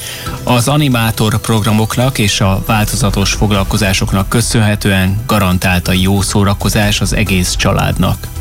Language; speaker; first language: Hungarian; native; Hungarian